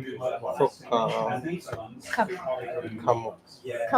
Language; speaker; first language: Japanese; non-native, learner; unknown